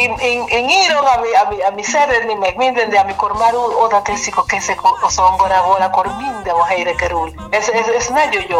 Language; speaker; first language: Hungarian; non-native, learner; Spanish